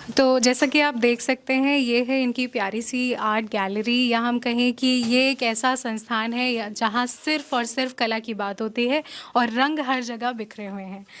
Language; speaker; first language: Hindi; native; Hindi